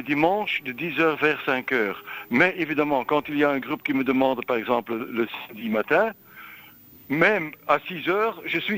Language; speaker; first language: French; non-native, local second language; Dutch